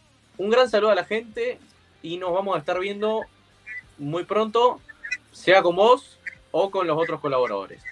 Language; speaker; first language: Spanish; native; Spanish